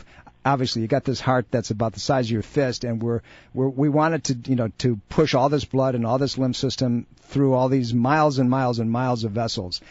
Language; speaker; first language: English; native; English